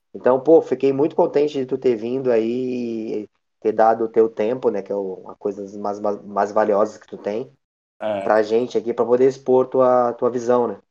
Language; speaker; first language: Portuguese; native; Portuguese